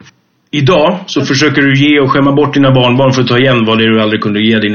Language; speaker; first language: Swedish; native; Swedish